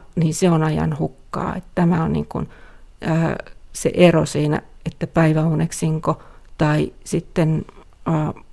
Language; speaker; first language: Finnish; native; Finnish